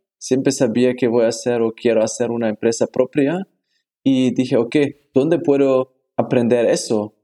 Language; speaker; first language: Spanish; non-native, fluent; German